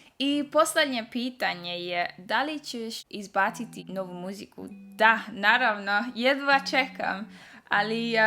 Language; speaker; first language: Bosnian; early bilingual, heritage; Dutch